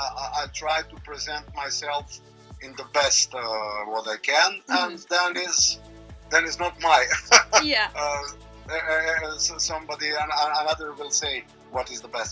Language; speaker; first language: English; non-native, learner; Croatian